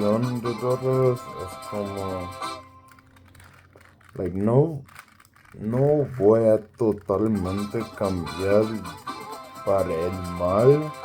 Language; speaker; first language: Spanish; non-native, learner; English